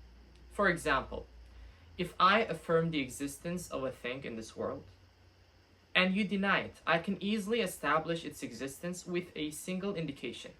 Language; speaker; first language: English; non-native, fluent; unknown